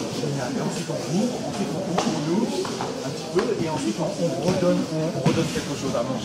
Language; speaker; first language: French; native; French